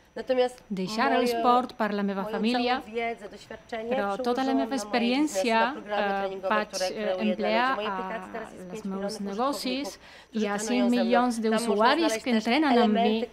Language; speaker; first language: Catalan; non-native, learner; Polish